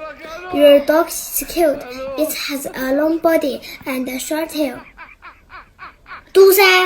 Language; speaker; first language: English; non-native, fluent; Chinese